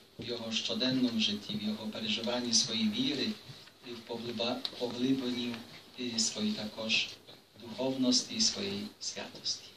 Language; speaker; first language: Ukrainian; non-native, fluent; Polish